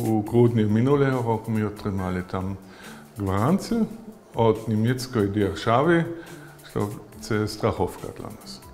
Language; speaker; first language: Ukrainian; non-native, learner; German